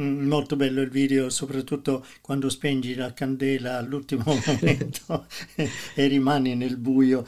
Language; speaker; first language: Italian; native; Italian